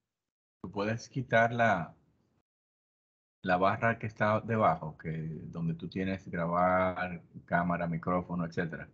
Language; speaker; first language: Spanish; native; Spanish